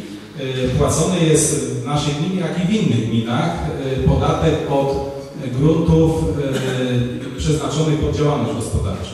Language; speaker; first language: Polish; native; Polish